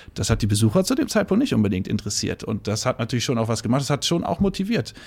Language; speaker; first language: German; native; German